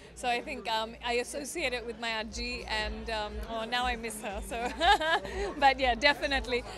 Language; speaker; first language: English; native; English